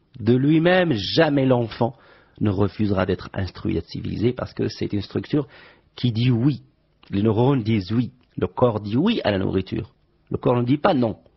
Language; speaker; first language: French; non-native, local second language; Arabic